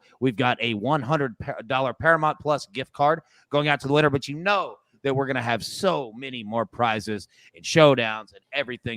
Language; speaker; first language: English; native; English